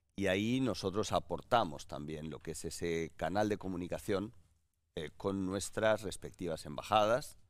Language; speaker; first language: Spanish; native; Spanish